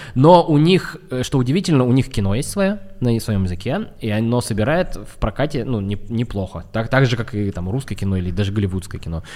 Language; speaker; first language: Russian; native; Russian